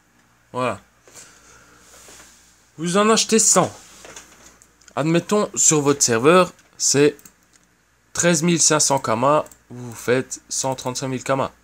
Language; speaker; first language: French; native; French